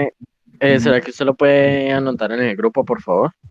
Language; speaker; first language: Spanish; native; Spanish